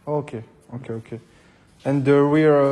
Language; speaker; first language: English; non-native, learner; French